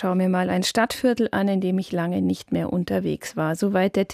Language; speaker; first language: German; native; German